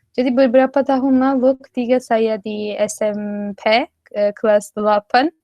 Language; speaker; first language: Indonesian; non-native, fluent; Turkish